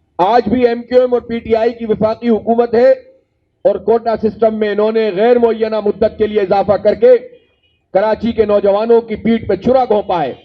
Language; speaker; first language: Urdu; native; Urdu